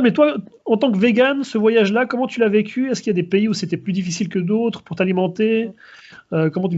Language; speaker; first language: French; native; French